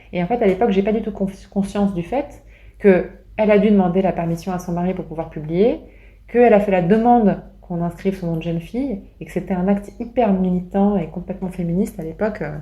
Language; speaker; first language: French; native; French